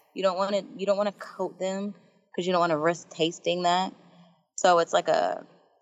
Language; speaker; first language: English; native; English